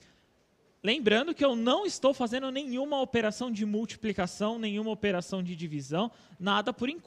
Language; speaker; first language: Portuguese; native; Portuguese